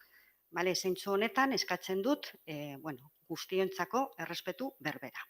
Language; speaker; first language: Basque; non-native, local second language; Spanish